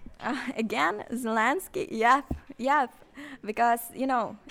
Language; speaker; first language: English; non-native, learner; Ukrainian